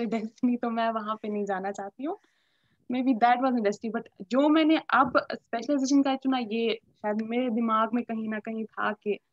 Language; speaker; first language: Hindi; native; Hindi